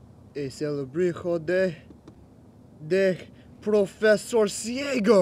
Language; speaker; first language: Spanish; non-native, learner; English